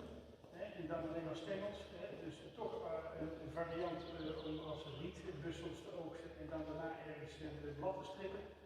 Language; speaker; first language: Dutch; native; Dutch